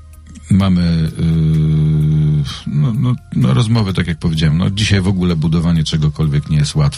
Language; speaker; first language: Polish; native; Polish